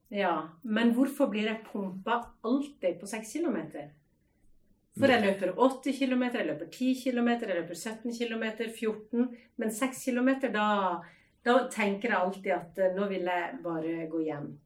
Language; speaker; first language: Norwegian; native; Norwegian